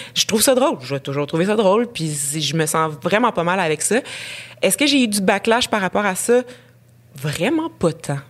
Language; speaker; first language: French; native; French